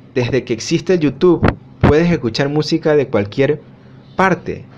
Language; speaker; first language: Spanish; native; Spanish